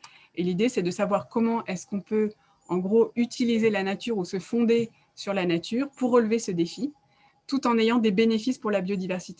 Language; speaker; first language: French; native; French